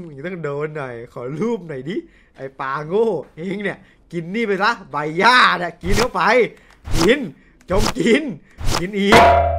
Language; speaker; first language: Thai; native; Thai